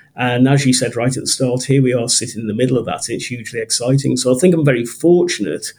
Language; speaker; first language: English; native; English